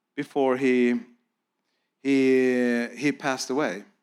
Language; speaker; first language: English; non-native, fluent; Swedish